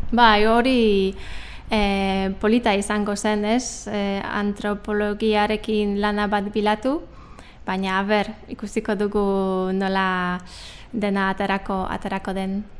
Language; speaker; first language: Basque; non-native, learner; Polish